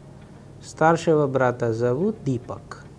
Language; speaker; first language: Russian; non-native, fluent; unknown